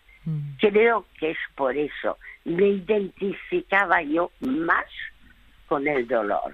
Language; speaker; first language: Spanish; early bilingual, other home language; French